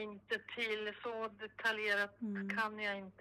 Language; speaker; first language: Swedish; native; Swedish